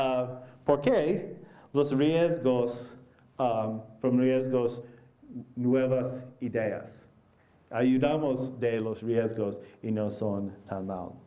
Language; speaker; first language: Spanish; non-native, learner; English